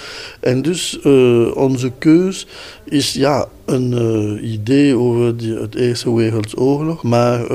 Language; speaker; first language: Dutch; non-native, local second language; French